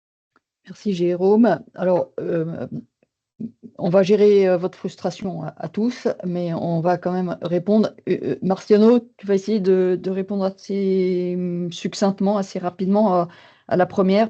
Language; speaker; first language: French; native; French